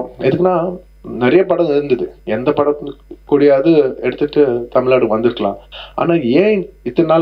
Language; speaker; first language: Tamil; non-native, local second language; Telugu